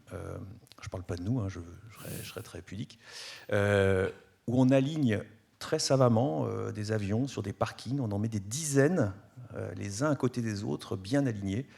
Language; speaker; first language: French; native; French